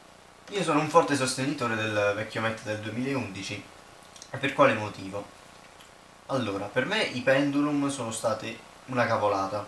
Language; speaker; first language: Italian; native; Italian